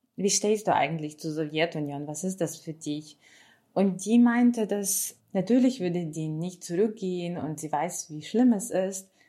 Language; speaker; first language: German; non-native, fluent; Ukrainian